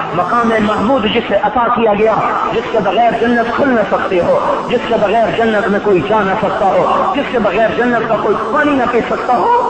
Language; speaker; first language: Urdu; non-native, local second language; Punjabi